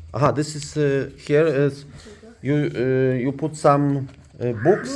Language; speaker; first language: English; non-native, learner; Polish